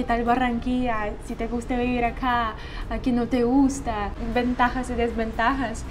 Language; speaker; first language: Spanish; non-native, fluent; Russian